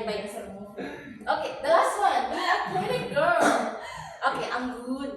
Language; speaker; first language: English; non-native, fluent; Indonesian